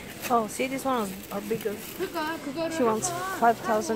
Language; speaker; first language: English; non-native, fluent; Italian